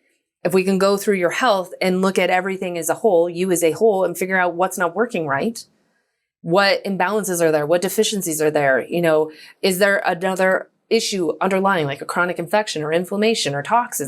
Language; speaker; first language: English; native; English